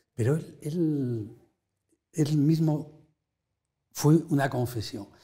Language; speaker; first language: Spanish; native; Spanish